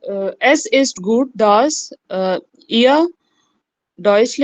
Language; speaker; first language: German; non-native, learner; Urdu